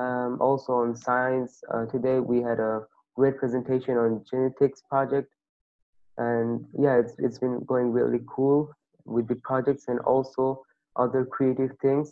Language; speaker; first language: English; non-native, local second language; Bangla